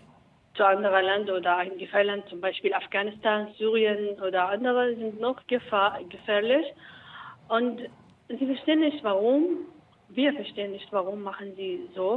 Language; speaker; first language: German; non-native, learner; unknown